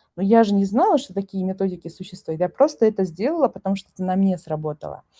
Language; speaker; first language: Russian; non-native, local second language; Kazakh